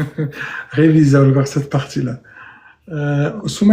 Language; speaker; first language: French; native; French